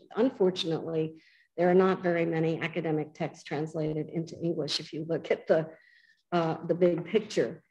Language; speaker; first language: English; native; English